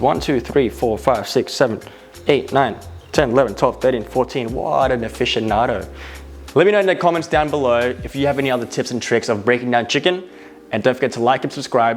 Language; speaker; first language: English; native; English